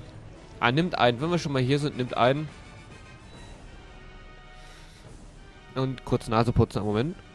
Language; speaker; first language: German; native; German